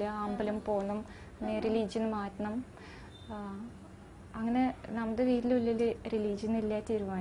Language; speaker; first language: Malayalam; non-native, fluent; Russian